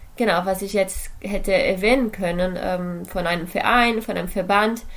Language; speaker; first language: German; non-native, fluent; Portuguese